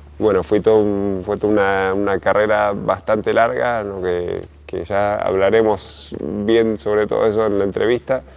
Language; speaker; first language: Spanish; native; Spanish